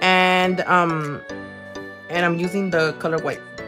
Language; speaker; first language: English; early bilingual, other home language; Spanish